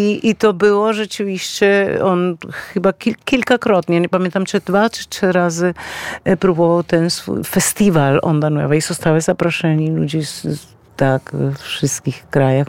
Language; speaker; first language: Polish; non-native, fluent; Spanish